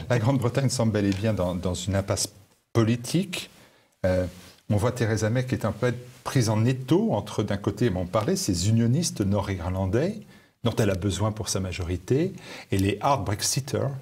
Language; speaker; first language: French; native; French